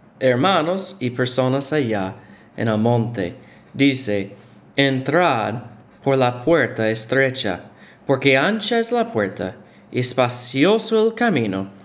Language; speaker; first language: Spanish; non-native, fluent; English